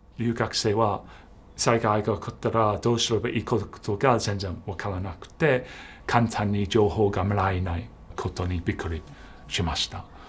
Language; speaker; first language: Japanese; non-native, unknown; English